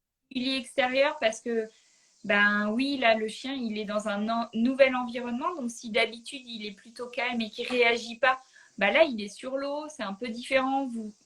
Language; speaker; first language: French; native; French